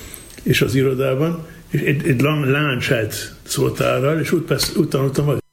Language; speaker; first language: Hungarian; non-native, learner; German